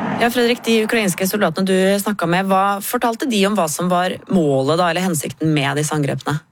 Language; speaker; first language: Norwegian; native; Norwegian